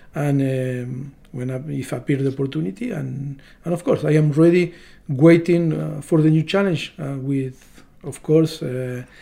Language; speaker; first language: English; non-native, learner; Spanish